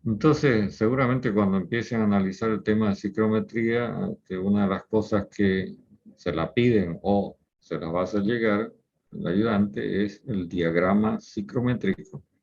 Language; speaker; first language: Spanish; native; Spanish